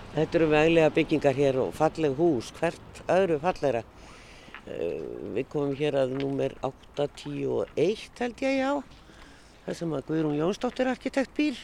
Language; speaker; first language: Icelandic; native; Icelandic